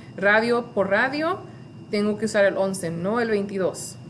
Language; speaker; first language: Spanish; early bilingual, other home language; English